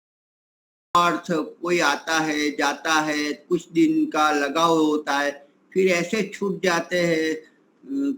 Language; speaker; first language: Hindi; non-native, local second language; Gujarati